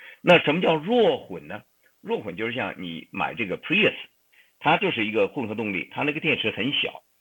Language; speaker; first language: Chinese; native; Chinese